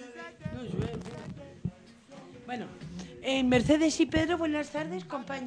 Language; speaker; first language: Spanish; native; Spanish